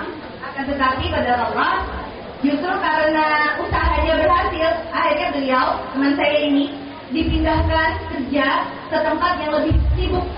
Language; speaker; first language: Indonesian; native; Indonesian